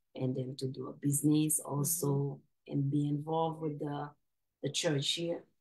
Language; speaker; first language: English; non-native, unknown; Haitian Creole